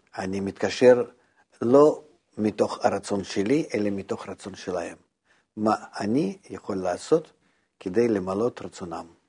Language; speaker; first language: Hebrew; non-native, fluent; Russian